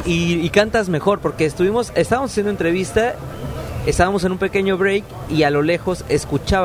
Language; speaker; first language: Spanish; native; Spanish